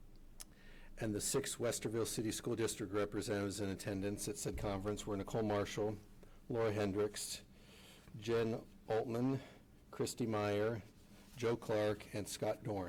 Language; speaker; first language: English; native; English